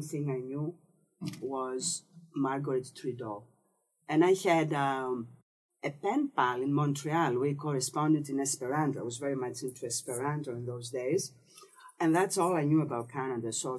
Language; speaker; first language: English; non-native, fluent; Greek